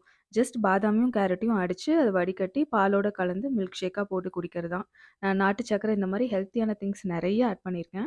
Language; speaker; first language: Tamil; native; Tamil